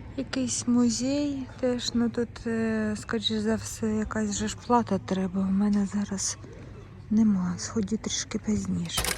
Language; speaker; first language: Ukrainian; native; Ukrainian